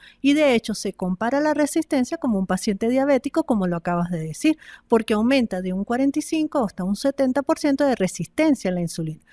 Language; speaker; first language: Spanish; native; Spanish